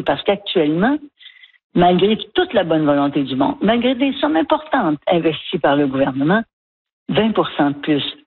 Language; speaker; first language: French; native; French